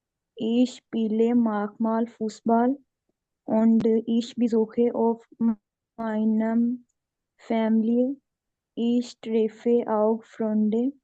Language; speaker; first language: German; non-native, learner; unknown